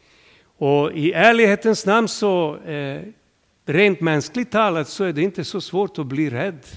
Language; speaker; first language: Swedish; non-native, fluent; Serbian